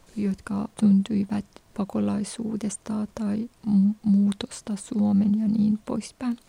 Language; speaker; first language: Finnish; non-native, fluent; Persian